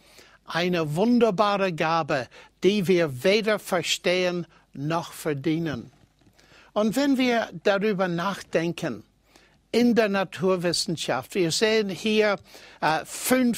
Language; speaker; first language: German; non-native, fluent; English